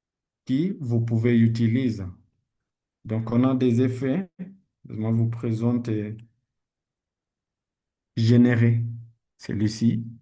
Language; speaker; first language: French; non-native, learner; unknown